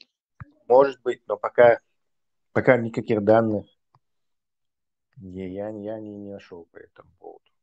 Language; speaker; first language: Russian; non-native, local second language; Chechen